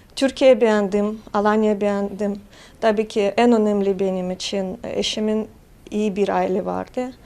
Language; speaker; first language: Turkish; non-native, fluent; Russian